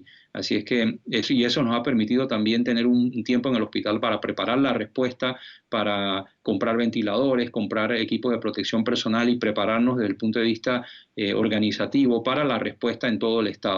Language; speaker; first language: Spanish; native; Spanish